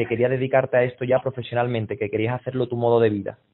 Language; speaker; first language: Spanish; native; Spanish